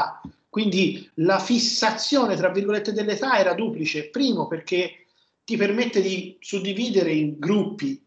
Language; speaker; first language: Italian; native; Italian